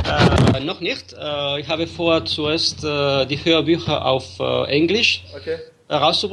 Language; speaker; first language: German; non-native, fluent; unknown